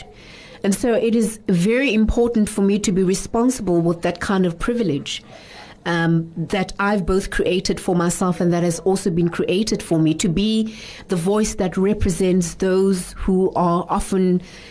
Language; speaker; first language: English; non-native, local second language; Xhosa